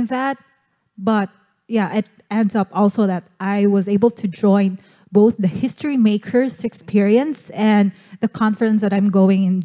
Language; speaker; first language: English; non-native, local second language; Cebuano